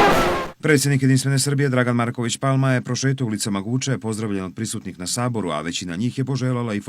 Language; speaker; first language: Serbian; native; Serbian